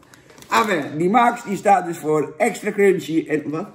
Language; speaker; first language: Dutch; native; Dutch